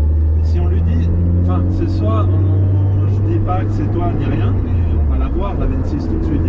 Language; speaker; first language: French; native; French